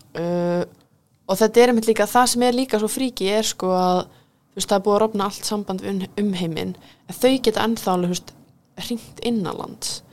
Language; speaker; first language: Icelandic; early bilingual, heritage; Icelandic